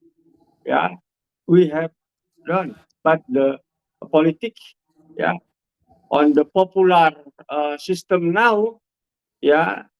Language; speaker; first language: English; non-native, learner; Indonesian